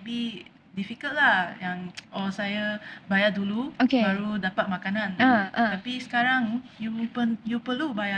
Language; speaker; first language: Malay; non-native, local second language; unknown